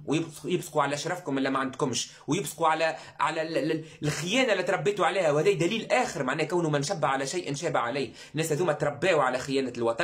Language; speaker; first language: Arabic; native; Arabic